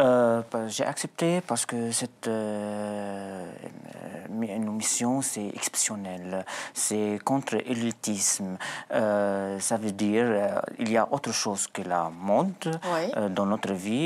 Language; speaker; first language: French; non-native, local second language; Arabic